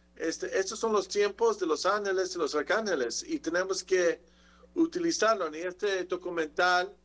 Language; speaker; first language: Spanish; native; Spanish